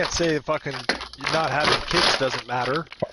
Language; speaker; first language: English; native; English